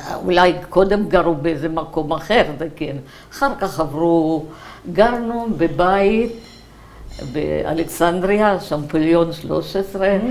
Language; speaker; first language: Hebrew; early bilingual, other home language; Arabic